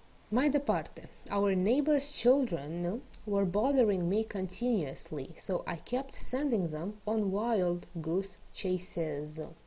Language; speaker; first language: English; non-native, fluent; Romanian